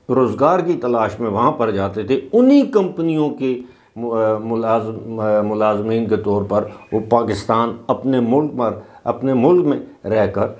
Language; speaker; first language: Urdu; non-native, local second language; Northern Hindko